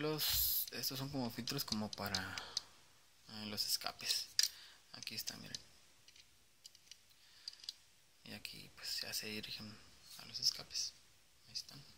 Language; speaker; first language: Spanish; native; Spanish